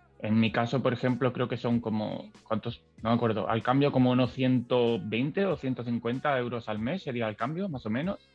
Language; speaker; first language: Spanish; native; Spanish